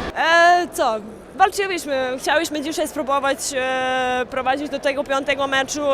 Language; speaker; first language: Polish; non-native, fluent; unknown